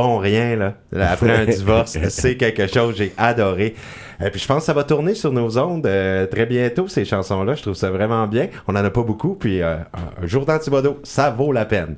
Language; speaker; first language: French; native; French